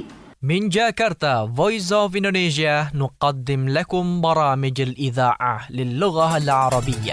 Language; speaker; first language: Arabic; non-native, fluent; Indonesian